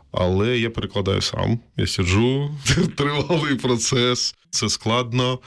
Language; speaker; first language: Ukrainian; non-native, local second language; Russian